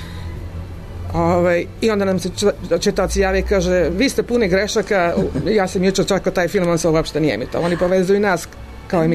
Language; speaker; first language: Serbian; native; Serbian